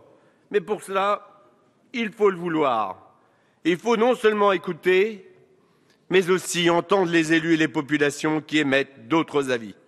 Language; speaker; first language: French; native; French